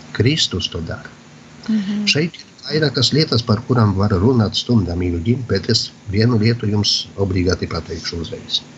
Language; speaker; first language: Latvian; non-native, fluent; Polish